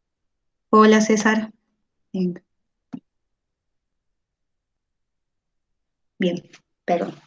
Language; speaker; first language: Spanish; native; Spanish